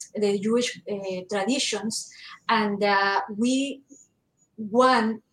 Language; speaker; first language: English; non-native, learner; Spanish